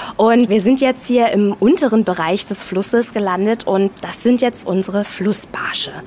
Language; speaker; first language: German; native; German